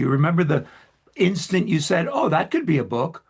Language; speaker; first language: English; native; English